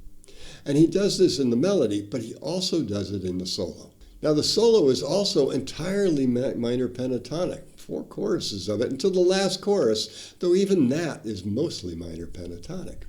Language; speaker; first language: English; native; English